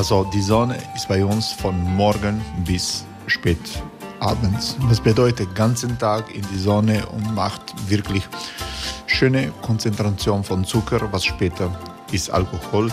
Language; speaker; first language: German; non-native, learner; Croatian